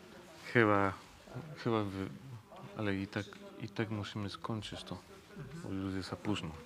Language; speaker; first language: Polish; non-native, fluent; Spanish